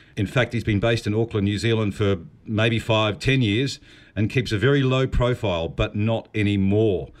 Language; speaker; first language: English; native; English